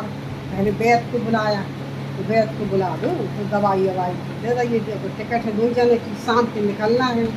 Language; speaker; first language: Hindi; native; Hindi